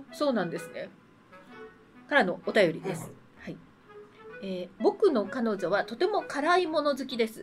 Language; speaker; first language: Japanese; native; Japanese